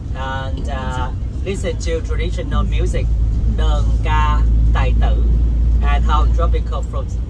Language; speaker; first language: English; non-native, fluent; Vietnamese